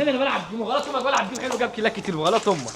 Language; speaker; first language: Arabic; native; Arabic